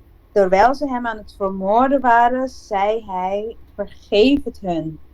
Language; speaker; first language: Dutch; non-native, local second language; Papiamento